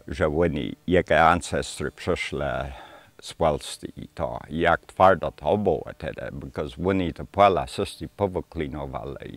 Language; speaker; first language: Polish; early bilingual, heritage; Polish